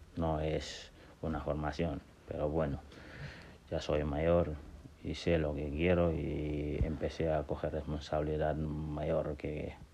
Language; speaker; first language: Spanish; non-native, fluent; Wolof